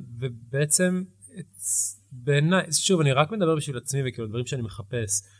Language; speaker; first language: Hebrew; early bilingual, heritage; Hebrew